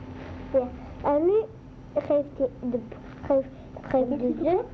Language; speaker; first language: Dutch; early bilingual, other home language; Arabic